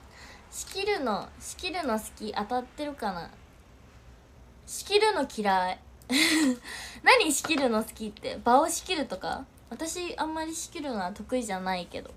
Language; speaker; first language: Japanese; native; Japanese